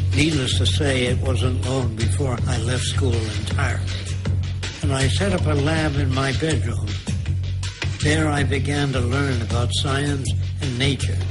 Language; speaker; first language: English; native; English